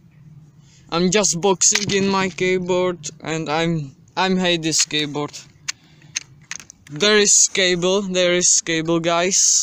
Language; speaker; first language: English; non-native, learner; Czech